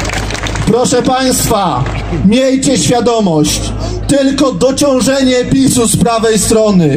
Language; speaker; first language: Polish; native; Polish